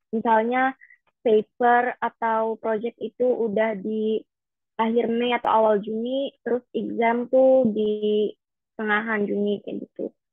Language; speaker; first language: Indonesian; native; Indonesian